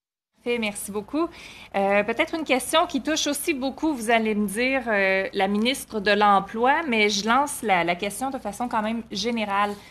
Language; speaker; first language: French; native; French